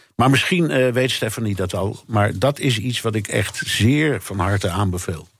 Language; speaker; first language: Dutch; native; Dutch